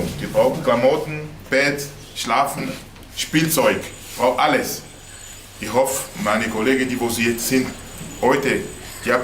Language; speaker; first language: German; non-native, learner; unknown